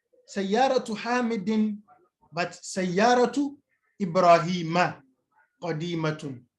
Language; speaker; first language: Arabic; non-native, fluent; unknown